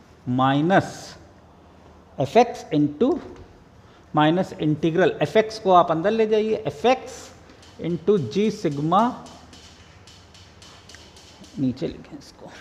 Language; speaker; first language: Hindi; native; Hindi